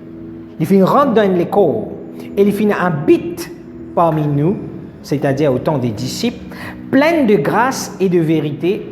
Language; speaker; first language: French; non-native, learner; Morisyen